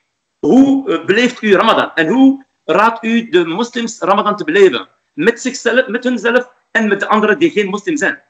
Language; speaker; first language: Dutch; non-native, fluent; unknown